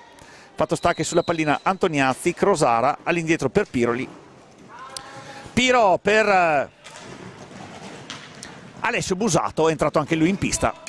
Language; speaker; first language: Italian; native; Italian